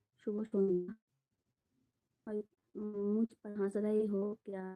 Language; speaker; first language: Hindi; non-native, local second language; Bangla